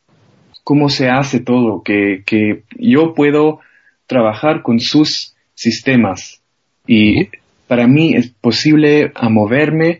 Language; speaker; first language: Spanish; non-native, fluent; German